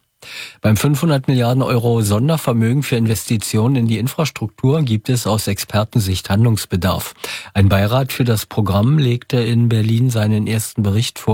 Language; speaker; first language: German; native; German